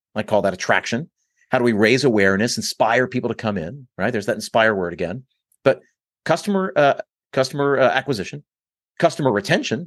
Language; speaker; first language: English; native; English